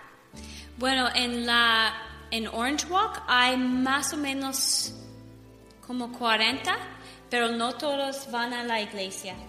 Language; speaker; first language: Spanish; non-native, learner; English